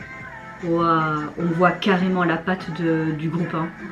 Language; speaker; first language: French; native; French